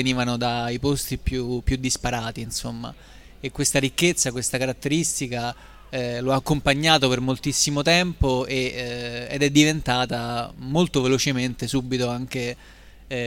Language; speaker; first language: Italian; native; Italian